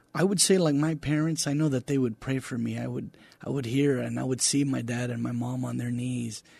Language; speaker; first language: English; native; English